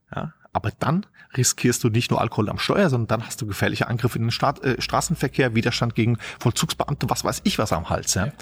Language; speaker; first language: German; native; German